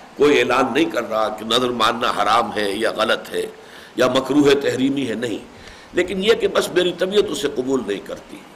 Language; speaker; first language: Urdu; native; Urdu